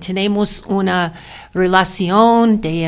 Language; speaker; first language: Spanish; non-native, learner; English